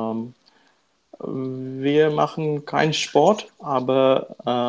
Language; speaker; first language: German; non-native, learner; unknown